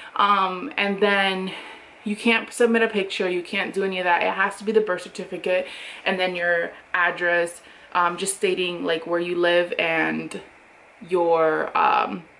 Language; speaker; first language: English; native; English